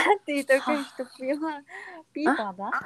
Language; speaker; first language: Russian; non-native, learner; Korean